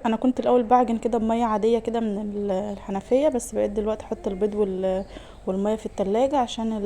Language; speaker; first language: Arabic; native; Arabic